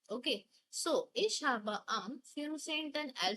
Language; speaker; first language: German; non-native, fluent; Hindi